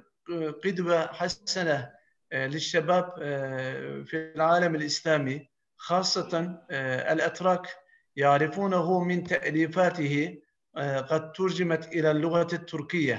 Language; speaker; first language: Arabic; non-native, fluent; Turkish